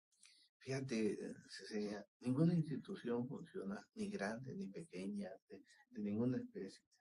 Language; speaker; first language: Spanish; native; Spanish